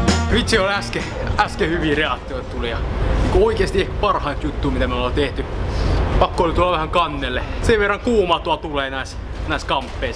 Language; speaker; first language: Finnish; native; Finnish